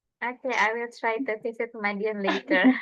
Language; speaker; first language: English; non-native, fluent; Indonesian